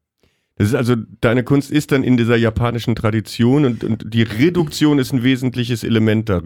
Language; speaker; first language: German; native; German